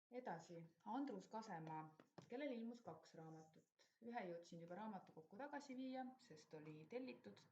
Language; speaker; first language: Estonian; native; Estonian